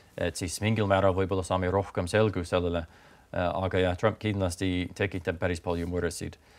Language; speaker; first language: Estonian; non-native, fluent; English